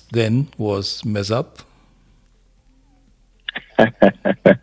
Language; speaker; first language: English; non-native, local second language; Akan